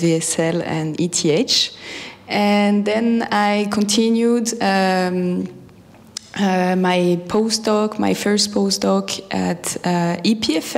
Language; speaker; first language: English; non-native, fluent; French